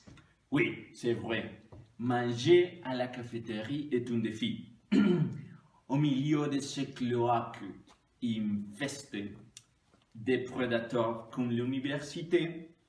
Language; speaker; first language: French; non-native, learner; Spanish